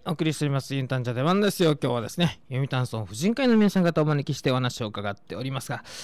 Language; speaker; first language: Japanese; native; Japanese